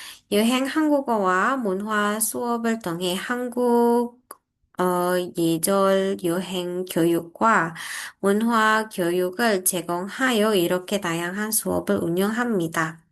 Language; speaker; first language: Korean; non-native, fluent; Indonesian